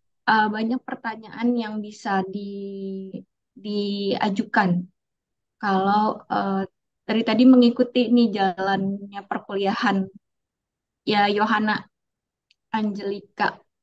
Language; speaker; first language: Indonesian; native; Indonesian